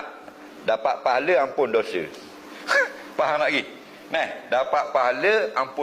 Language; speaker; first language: Malay; native; Malay